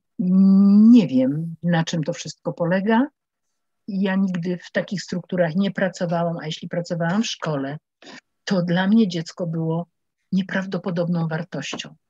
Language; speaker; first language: Polish; native; Polish